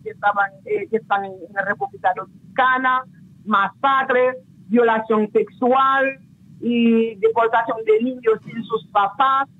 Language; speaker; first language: Spanish; non-native, local second language; Haitian Creole